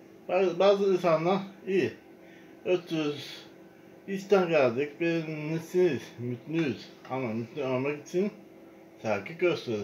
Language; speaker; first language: Turkish; non-native, learner; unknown